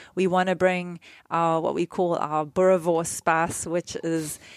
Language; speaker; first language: English; native; English